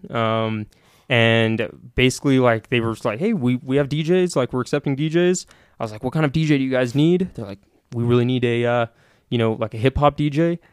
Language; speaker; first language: English; native; English